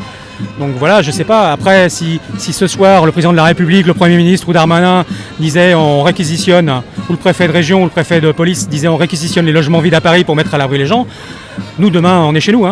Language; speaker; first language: French; native; French